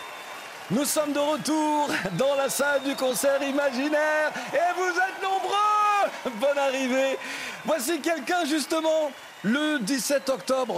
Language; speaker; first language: French; native; French